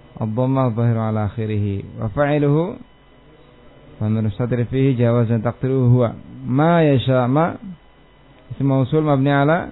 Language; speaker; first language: Arabic; non-native, fluent; Indonesian